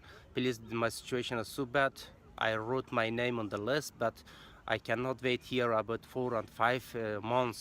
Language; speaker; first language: English; non-native, learner; Persian